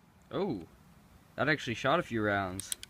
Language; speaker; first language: English; native; English